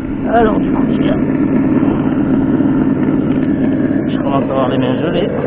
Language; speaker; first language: French; native; French